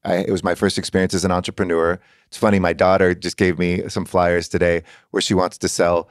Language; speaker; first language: English; native; English